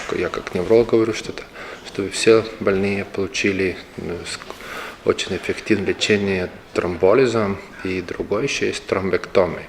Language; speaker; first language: Russian; non-native, local second language; Lithuanian